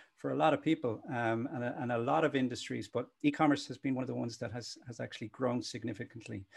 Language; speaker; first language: English; native; English